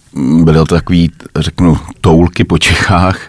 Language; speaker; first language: Czech; native; Czech